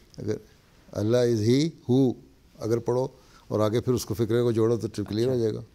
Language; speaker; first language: Urdu; native; Urdu